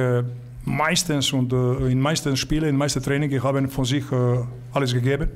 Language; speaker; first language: German; non-native, learner; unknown